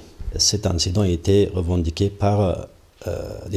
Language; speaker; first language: French; non-native, fluent; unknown